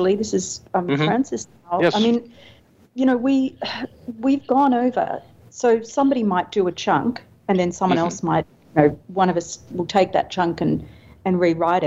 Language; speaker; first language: English; native; English